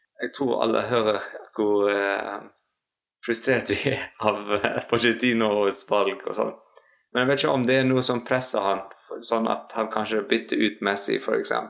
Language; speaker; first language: Norwegian; non-native, fluent; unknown